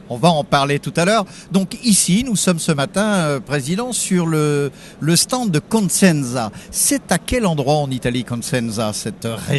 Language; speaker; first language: French; native; French